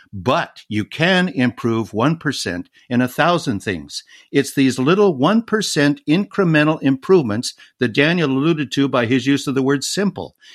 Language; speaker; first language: English; native; English